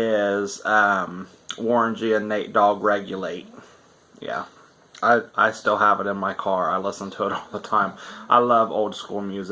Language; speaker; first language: English; native; English